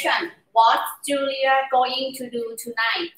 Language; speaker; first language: English; non-native, learner; Thai